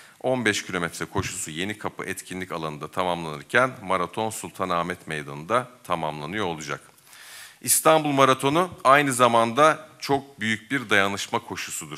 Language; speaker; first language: Turkish; native; Turkish